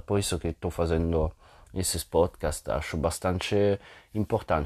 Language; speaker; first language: Portuguese; non-native, fluent; Italian